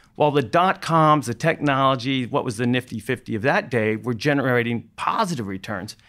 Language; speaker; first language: English; native; English